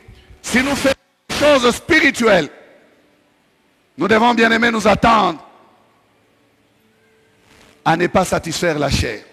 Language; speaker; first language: French; non-native, local second language; Swahili